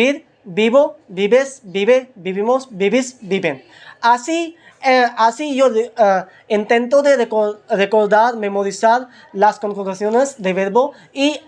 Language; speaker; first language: Spanish; non-native, learner; Hindi